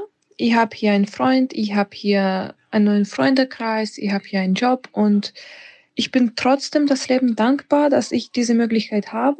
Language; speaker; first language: German; non-native, fluent; Ukrainian